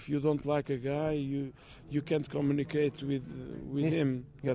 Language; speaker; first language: English; non-native, fluent; Portuguese